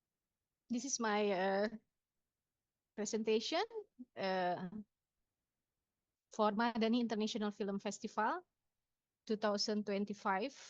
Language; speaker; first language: English; non-native, local second language; Indonesian